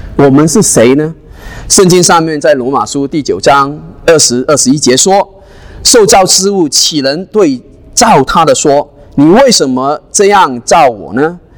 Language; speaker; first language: Chinese; non-native, local second language; Cantonese